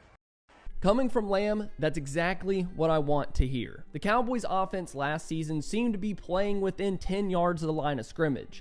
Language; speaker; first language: English; native; English